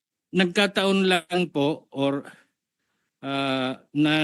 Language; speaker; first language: Filipino; native; Filipino